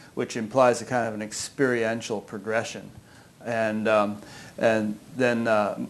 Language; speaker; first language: English; native; English